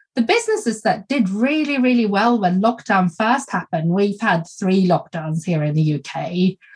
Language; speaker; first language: English; non-native, fluent; Swedish